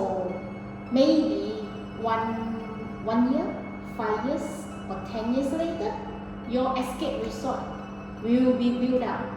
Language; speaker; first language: English; non-native, learner; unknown